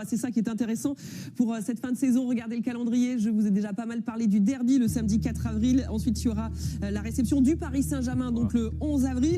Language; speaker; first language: French; native; French